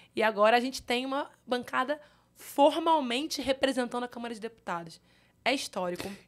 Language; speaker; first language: Portuguese; native; Portuguese